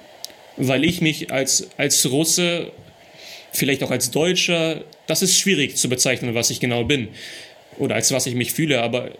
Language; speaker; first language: German; early bilingual, other home language; Russian